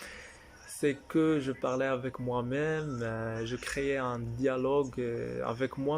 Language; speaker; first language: French; non-native, fluent; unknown